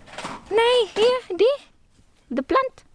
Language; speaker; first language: Dutch; non-native, learner; Filipino